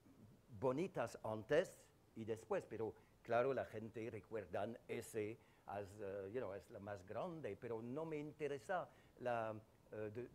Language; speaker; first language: Spanish; non-native, fluent; French